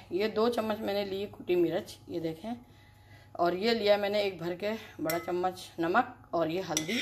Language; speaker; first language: Urdu; native; Urdu